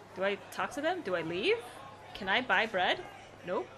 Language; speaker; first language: English; native; English